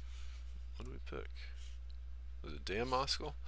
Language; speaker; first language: English; native; English